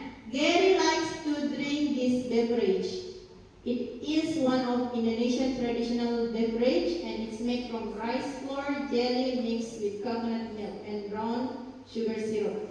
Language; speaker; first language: English; non-native, learner; Indonesian